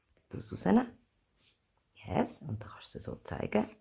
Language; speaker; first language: German; native; German